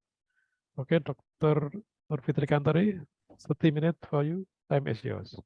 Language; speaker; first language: English; non-native, fluent; Indonesian